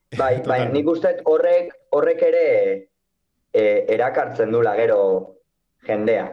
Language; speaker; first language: Basque; native; Basque